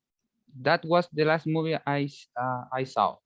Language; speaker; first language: English; non-native, learner; Spanish